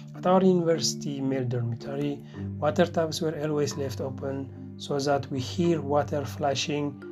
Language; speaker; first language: English; non-native, fluent; Tigrinya